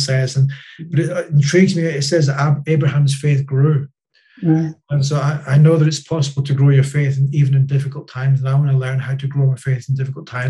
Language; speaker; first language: English; native; English